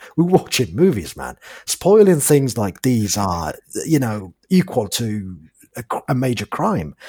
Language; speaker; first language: English; non-native, fluent; Arabic